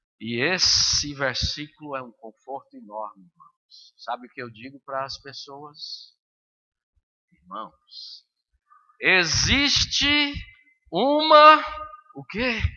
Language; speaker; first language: Portuguese; early bilingual, other home language; English